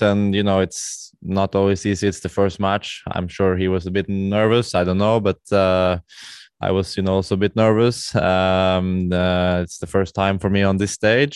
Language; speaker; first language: English; non-native, fluent; Norwegian